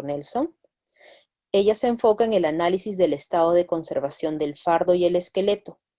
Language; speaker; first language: Spanish; native; Spanish